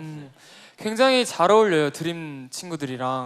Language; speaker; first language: Korean; native; Korean